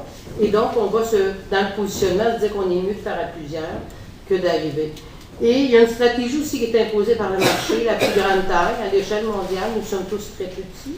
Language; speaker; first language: French; native; French